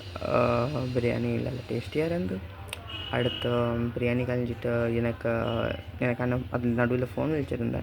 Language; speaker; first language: Tamil; non-native, learner; Malayalam